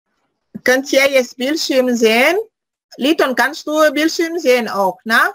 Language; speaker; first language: German; non-native, fluent; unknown